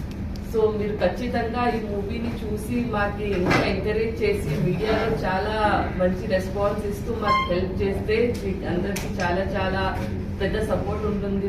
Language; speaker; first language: Telugu; non-native, local second language; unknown